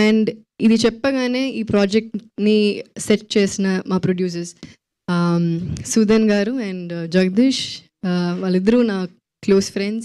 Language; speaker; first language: Telugu; non-native, local second language; Malayalam